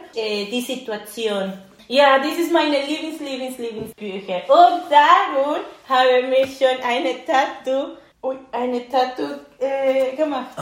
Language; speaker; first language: German; non-native, learner; Spanish